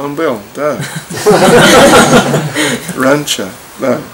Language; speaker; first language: Russian; non-native, learner; English